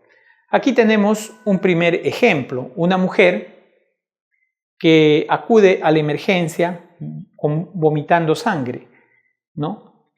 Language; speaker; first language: Spanish; native; Spanish